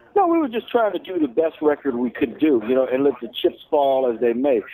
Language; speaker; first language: English; native; English